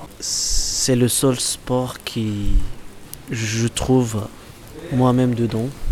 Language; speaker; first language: French; non-native, learner; Central Kurdish